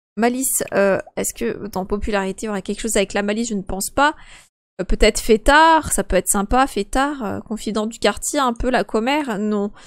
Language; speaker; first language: French; early bilingual, other home language; Polish